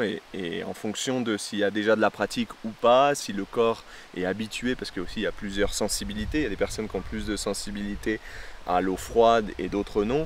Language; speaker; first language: French; native; French